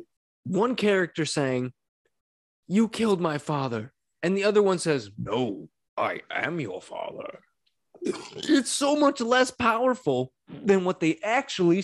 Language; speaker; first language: English; native; English